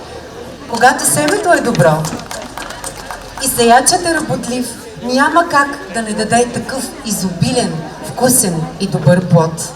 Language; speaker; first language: Bulgarian; native; Bulgarian